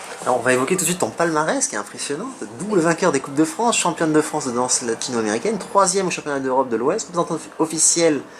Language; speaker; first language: French; native; French